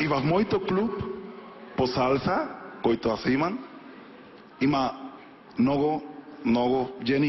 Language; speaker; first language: Bulgarian; non-native, learner; Spanish